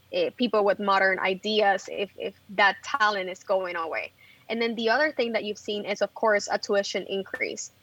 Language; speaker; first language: English; non-native, fluent; Spanish